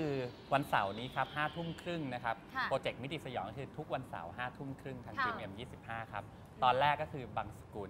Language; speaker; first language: Thai; native; Thai